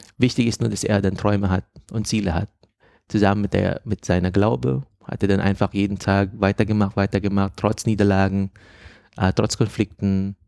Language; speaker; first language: German; non-native, fluent; Filipino